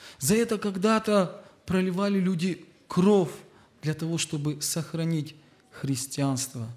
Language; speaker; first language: Russian; native; Russian